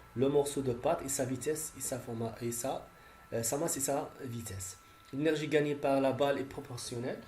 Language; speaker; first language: French; non-native, local second language; Arabic